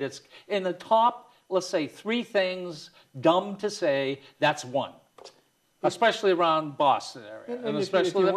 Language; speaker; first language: English; native; English